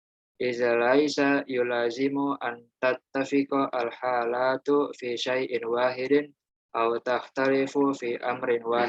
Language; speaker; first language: Arabic; non-native, learner; Indonesian